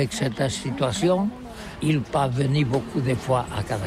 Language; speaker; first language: French; non-native, learner; Catalan